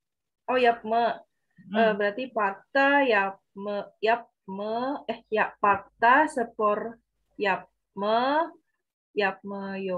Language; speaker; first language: Turkish; non-native, learner; Indonesian